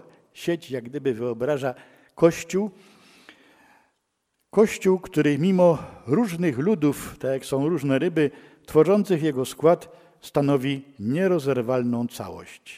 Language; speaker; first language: Polish; native; Polish